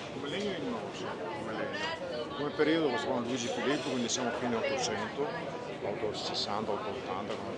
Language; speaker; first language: Italian; native; Italian